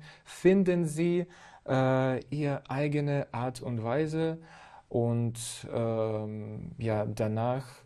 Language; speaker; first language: German; non-native, fluent; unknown